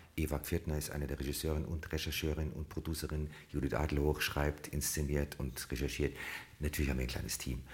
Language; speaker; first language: German; native; German